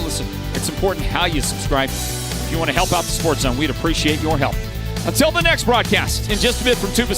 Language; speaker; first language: English; native; English